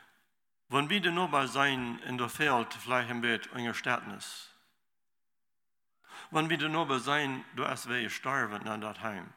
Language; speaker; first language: German; non-native, learner; Low German